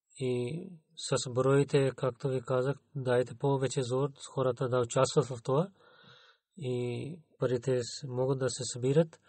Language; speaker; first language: Bulgarian; non-native, fluent; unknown